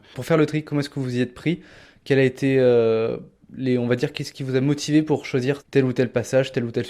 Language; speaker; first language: French; native; French